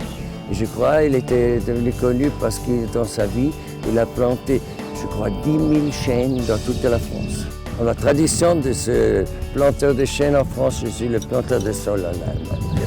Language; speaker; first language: French; non-native, fluent; German